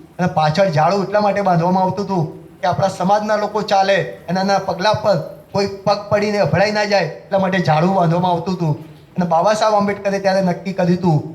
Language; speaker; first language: Gujarati; native; Gujarati